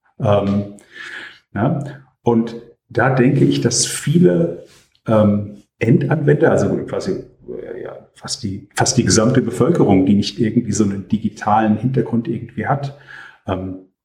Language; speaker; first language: German; native; German